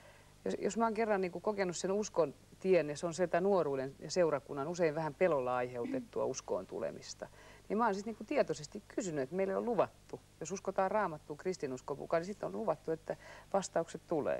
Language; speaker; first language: Finnish; native; Finnish